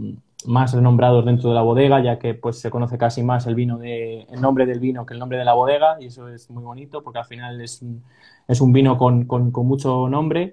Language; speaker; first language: Spanish; native; Spanish